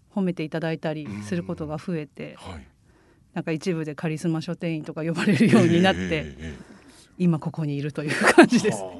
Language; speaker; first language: Japanese; native; Japanese